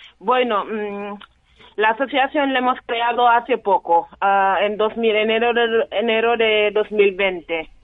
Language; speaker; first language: Spanish; non-native, fluent; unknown